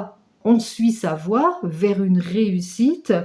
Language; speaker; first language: French; native; French